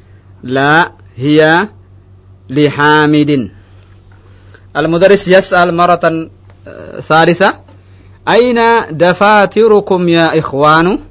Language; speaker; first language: Arabic; non-native, fluent; Indonesian